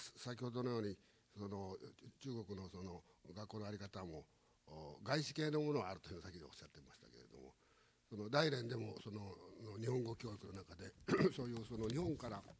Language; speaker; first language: Japanese; native; Japanese